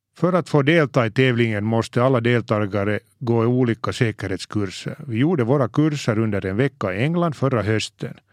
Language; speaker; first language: Swedish; native; Swedish